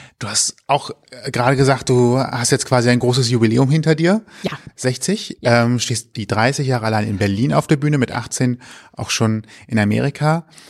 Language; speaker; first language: German; native; German